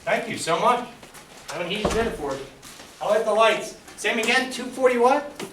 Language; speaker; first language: English; native; English